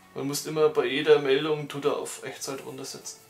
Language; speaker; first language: German; native; German